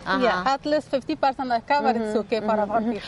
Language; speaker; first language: English; non-native, learner; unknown